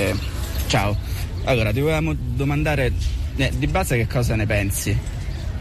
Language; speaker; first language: Italian; native; Italian